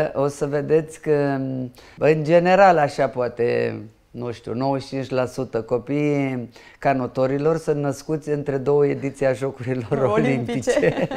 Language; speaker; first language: Romanian; non-native, local second language; Ukrainian